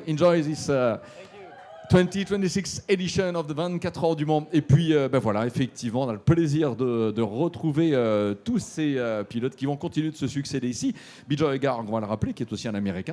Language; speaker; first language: French; native; French